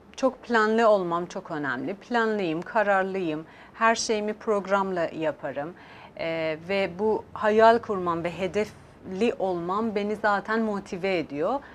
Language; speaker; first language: Turkish; non-native, fluent; Persian